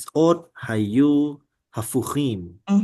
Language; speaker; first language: Hebrew; non-native, learner; Indonesian